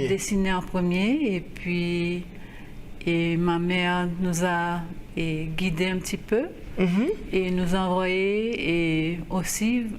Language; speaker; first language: French; non-native, local second language; Haitian Creole